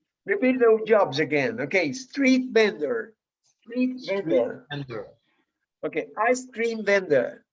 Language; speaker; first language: English; non-native, fluent; Spanish